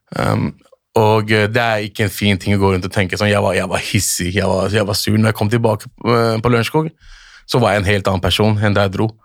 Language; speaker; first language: Norwegian; early bilingual, other home language; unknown